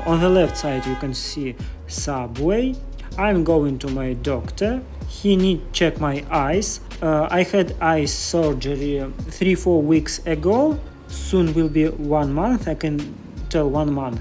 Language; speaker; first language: English; non-native, learner; Russian